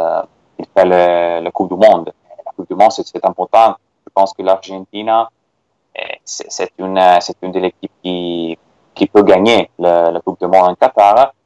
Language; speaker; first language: French; non-native, fluent; Italian